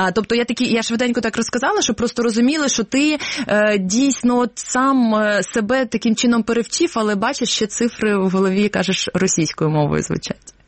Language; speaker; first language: Ukrainian; non-native, local second language; Russian